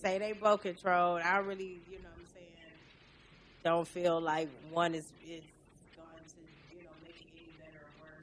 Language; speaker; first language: English; native; English